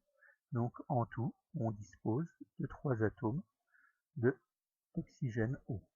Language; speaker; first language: French; native; French